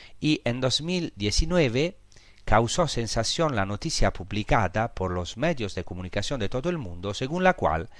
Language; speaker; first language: Spanish; non-native, fluent; Italian